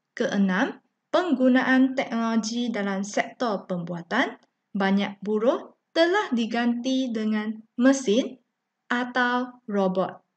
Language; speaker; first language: Malay; non-native, local second language; Chinese